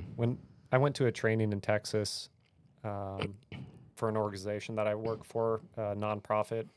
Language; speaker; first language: English; native; English